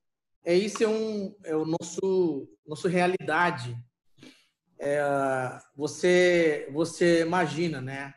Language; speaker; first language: Portuguese; non-native, local second language; Yanomámi